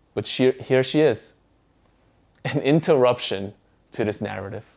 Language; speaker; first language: English; early bilingual, other home language; Korean